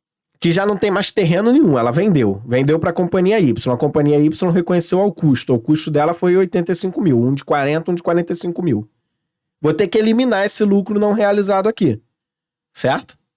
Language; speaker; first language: Portuguese; native; Portuguese